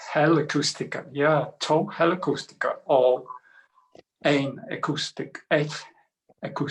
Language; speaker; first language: Danish; non-native, learner; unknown